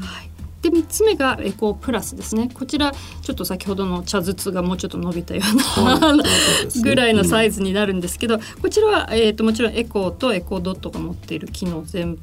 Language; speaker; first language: Japanese; native; Japanese